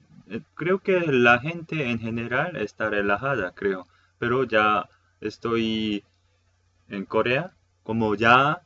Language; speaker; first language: Spanish; non-native, fluent; Korean